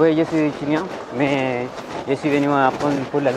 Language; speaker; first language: French; non-native, learner; Spanish